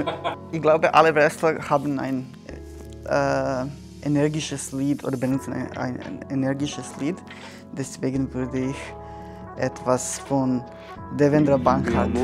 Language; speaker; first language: German; non-native, fluent; Serbian